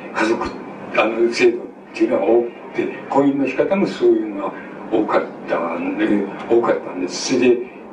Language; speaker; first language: Japanese; native; Japanese